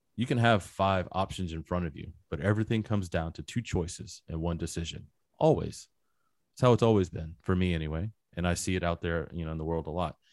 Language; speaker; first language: English; native; English